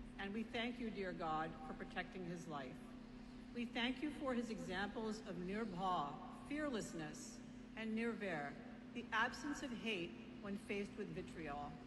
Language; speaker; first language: English; early bilingual, other home language; Punjabi